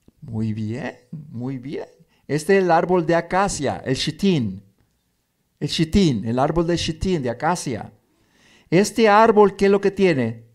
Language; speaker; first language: Spanish; early bilingual, heritage; Spanish